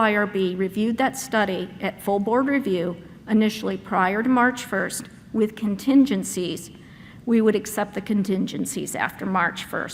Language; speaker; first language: English; native; English